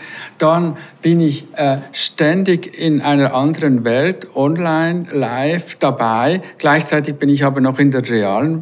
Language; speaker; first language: German; native; German